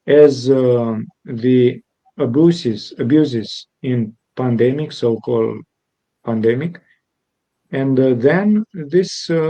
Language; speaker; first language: English; non-native, fluent; Romanian